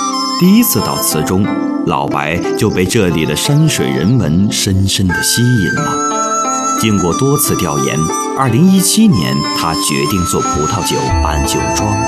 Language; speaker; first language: Chinese; native; Chinese